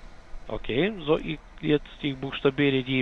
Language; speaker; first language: German; non-native, learner; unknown